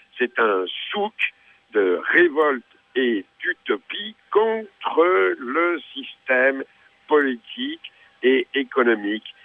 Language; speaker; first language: French; native; French